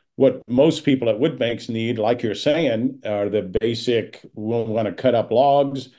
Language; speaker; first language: English; native; English